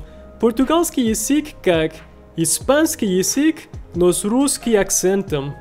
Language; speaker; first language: Russian; non-native, learner; Spanish